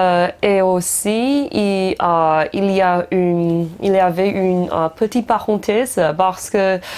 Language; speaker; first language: French; non-native, fluent; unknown